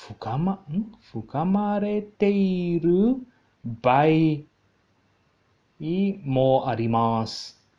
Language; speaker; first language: Japanese; non-native, learner; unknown